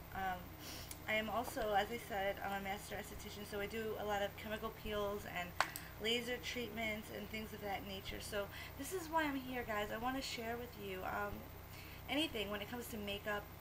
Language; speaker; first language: English; native; English